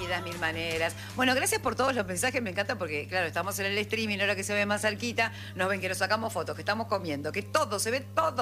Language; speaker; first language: Spanish; native; Spanish